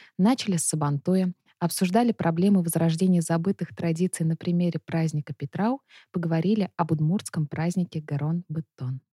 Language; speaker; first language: Russian; native; Russian